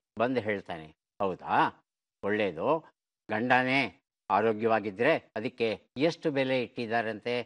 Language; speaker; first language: Kannada; native; Kannada